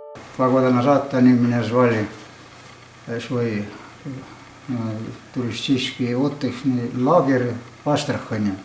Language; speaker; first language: Russian; non-native, fluent; Estonian